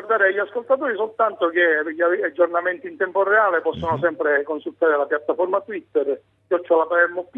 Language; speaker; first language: Italian; native; Italian